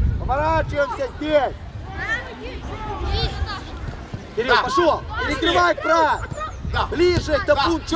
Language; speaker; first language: Russian; native; Russian